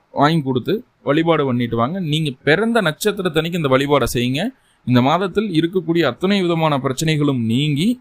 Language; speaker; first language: Tamil; native; Tamil